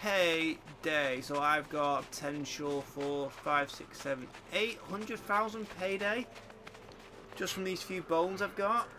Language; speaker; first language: English; native; English